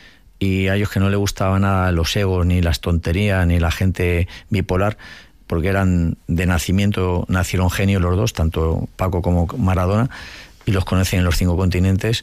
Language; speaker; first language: Spanish; native; Spanish